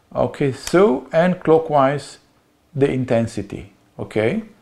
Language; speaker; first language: English; non-native, learner; Slovenian